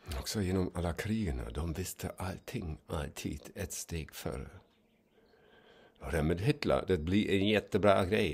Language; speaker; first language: Swedish; non-native, fluent; German